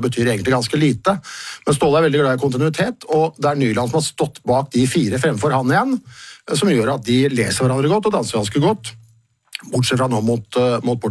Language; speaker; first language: Norwegian; native; Norwegian